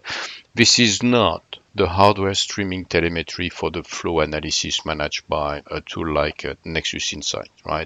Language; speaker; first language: English; non-native, fluent; French